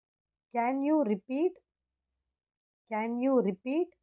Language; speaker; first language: English; non-native, local second language; Tamil